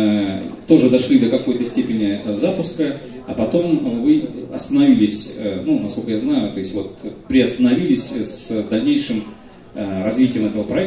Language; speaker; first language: Russian; native; Russian